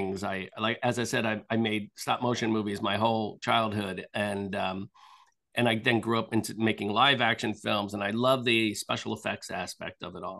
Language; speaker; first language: English; native; English